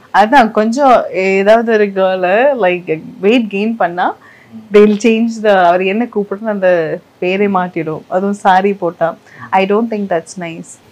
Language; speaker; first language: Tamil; non-native, learner; Malayalam